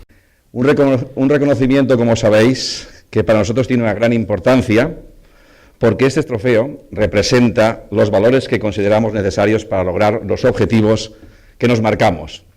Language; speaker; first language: Spanish; native; Spanish